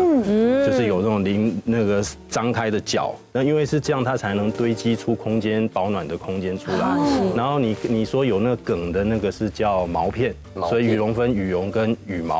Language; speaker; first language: Chinese; native; Chinese